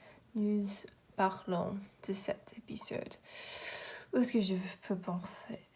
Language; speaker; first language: French; non-native, learner; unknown